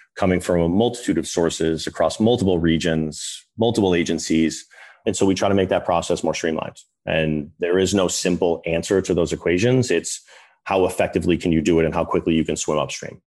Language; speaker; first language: English; native; English